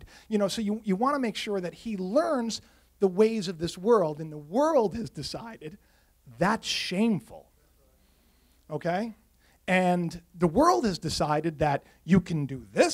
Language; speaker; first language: English; native; English